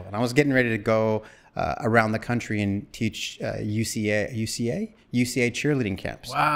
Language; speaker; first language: English; native; English